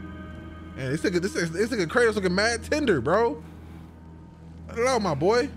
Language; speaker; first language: English; native; English